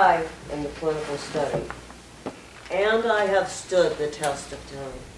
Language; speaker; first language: English; native; English